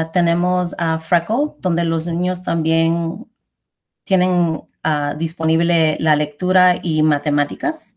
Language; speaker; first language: Spanish; early bilingual, heritage; Spanish